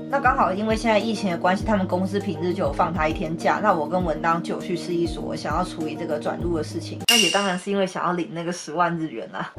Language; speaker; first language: Chinese; native; Chinese